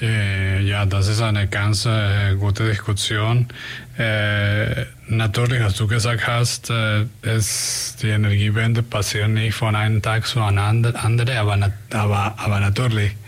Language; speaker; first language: German; non-native, fluent; Spanish